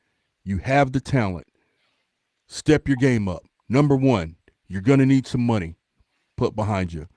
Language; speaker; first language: English; native; English